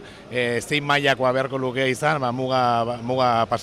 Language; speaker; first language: Basque; native; Basque